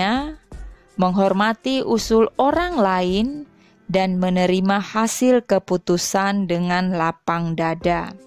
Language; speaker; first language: Indonesian; native; Indonesian